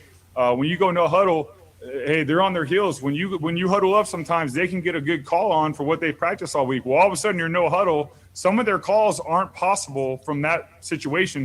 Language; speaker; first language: English; native; English